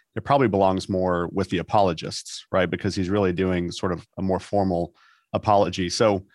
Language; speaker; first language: English; native; English